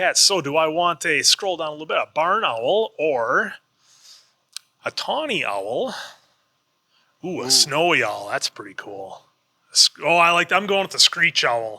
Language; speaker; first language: English; native; English